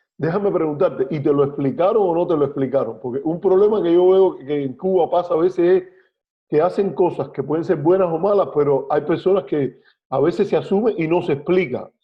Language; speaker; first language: Spanish; native; Spanish